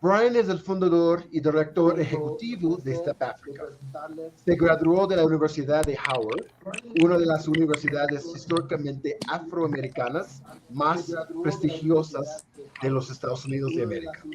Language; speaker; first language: Spanish; non-native, fluent; English